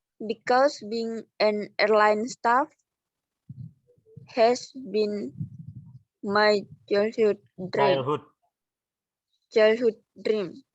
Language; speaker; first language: English; non-native, learner; Indonesian